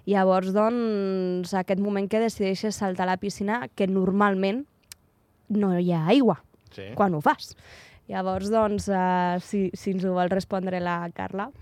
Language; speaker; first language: Catalan; native; Catalan